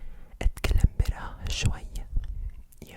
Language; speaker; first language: Arabic; non-native, learner; English